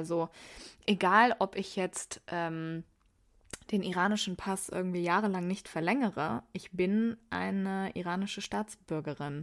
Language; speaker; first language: German; early bilingual, other home language; Persian